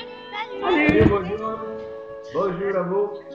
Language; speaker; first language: French; non-native, learner; Italian